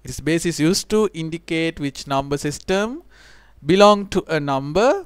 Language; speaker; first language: English; non-native, local second language; Sinhala